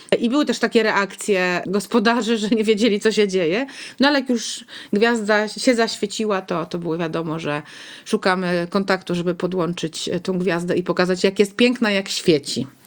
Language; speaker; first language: Polish; native; Polish